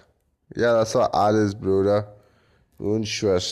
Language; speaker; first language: German; non-native, learner; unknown